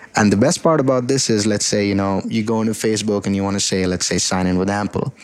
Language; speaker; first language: English; non-native, local second language; Hindi